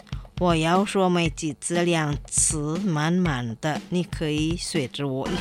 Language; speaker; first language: Chinese; non-native, fluent; Indonesian